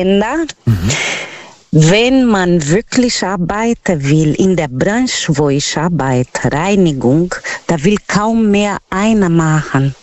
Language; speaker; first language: German; non-native, fluent; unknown